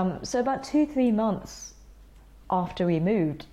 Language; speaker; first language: English; native; English